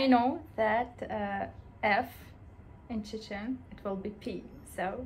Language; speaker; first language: English; non-native, fluent; Arabic